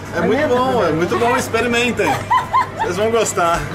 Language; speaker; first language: Portuguese; native; Portuguese